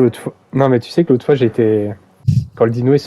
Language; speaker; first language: French; native; French